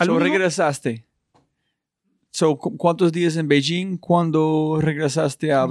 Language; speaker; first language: Spanish; non-native, fluent; English